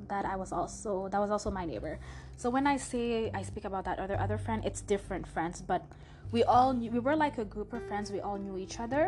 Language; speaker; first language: English; non-native, fluent; French